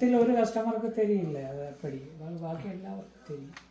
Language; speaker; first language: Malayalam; non-native, learner; Tamil